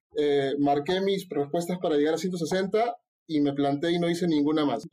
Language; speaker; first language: Spanish; native; Spanish